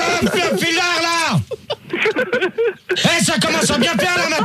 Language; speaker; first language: French; native; French